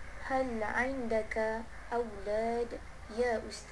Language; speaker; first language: Arabic; non-native, learner; Malay